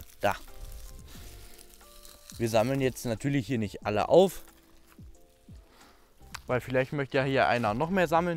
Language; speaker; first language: German; native; German